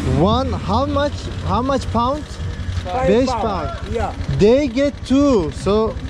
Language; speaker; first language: English; non-native, learner; Turkish